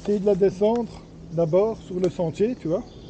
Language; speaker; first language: French; native; French